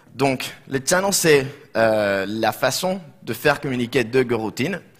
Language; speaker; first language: French; non-native, fluent; Spanish